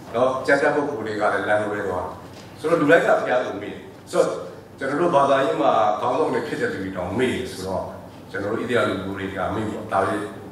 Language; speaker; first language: Burmese; non-native, local second language; S'gaw Karen